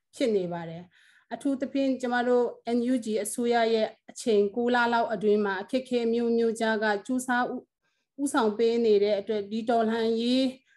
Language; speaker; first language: Burmese; non-native, local second language; Hakha Chin